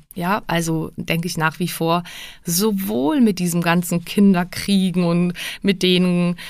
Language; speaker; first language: German; early bilingual, other home language; Czech